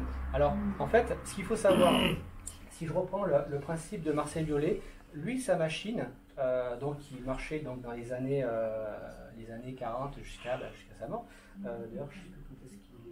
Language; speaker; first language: French; native; French